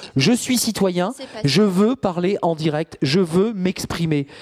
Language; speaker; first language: French; native; French